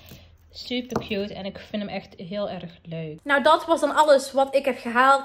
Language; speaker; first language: Dutch; early bilingual, other home language; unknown